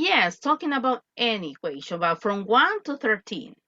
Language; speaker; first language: English; non-native, fluent; Spanish